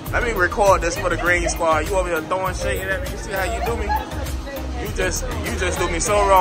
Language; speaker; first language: English; native; English